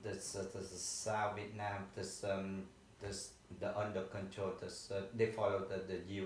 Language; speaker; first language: English; non-native, learner; Vietnamese